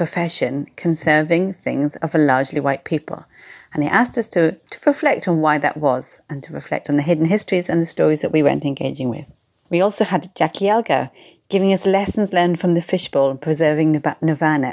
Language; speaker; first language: English; native; English